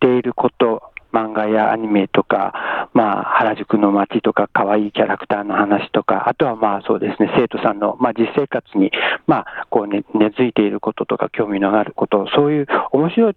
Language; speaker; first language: Japanese; native; Japanese